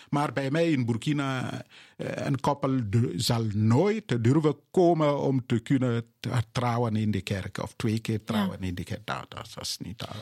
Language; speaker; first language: Dutch; non-native, fluent; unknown